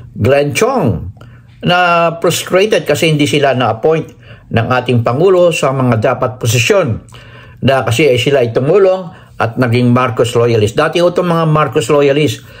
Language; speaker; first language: Filipino; native; Filipino